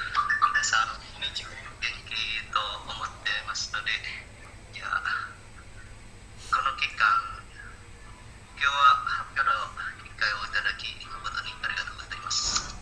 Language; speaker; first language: Japanese; non-native, learner; Indonesian